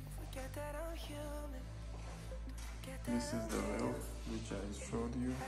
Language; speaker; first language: English; non-native, local second language; Bangla